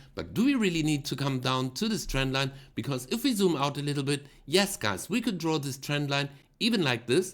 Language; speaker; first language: English; non-native, fluent; German